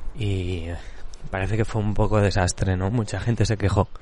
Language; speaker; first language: Spanish; non-native, local second language; Catalan